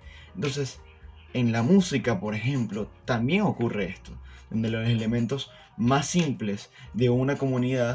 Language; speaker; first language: Spanish; native; Spanish